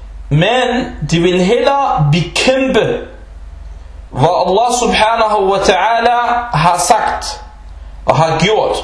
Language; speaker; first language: Danish; early bilingual, other home language; Arabic